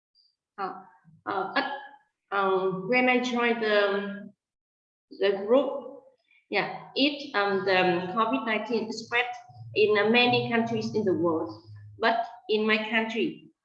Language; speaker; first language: English; non-native, fluent; Vietnamese